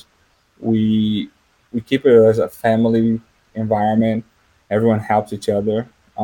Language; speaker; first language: English; non-native, fluent; Portuguese